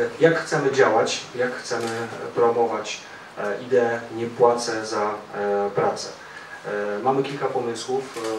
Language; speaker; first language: Polish; native; Polish